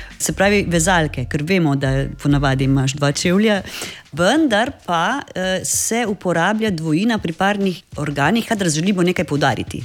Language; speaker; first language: Slovenian; native; Slovenian